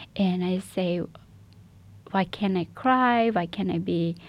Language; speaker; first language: English; non-native, fluent; Burmese